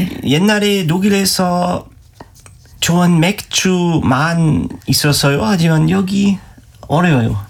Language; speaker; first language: Korean; non-native, learner; German